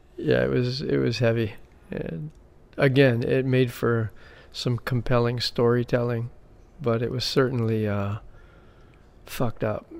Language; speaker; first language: English; native; English